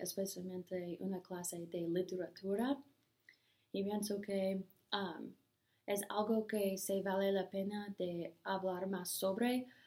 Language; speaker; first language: Spanish; non-native, learner; English